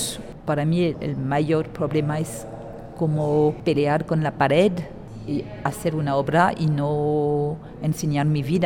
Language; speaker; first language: Spanish; non-native, fluent; French